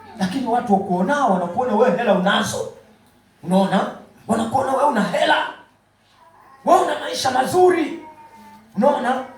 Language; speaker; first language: Swahili; native; Swahili